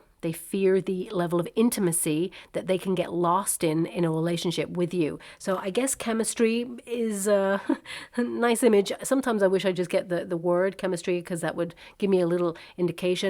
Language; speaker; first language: English; native; English